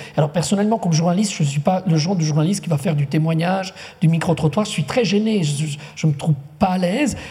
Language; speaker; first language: French; non-native, local second language; Italian